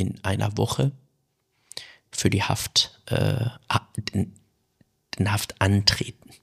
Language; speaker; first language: German; non-native, fluent; Persian